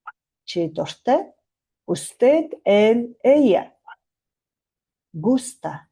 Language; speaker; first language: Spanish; non-native, fluent; Mongolian